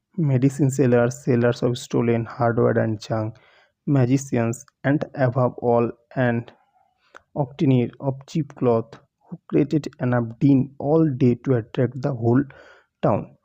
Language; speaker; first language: English; non-native, local second language; Bangla